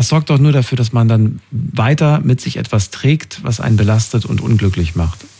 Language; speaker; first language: German; native; German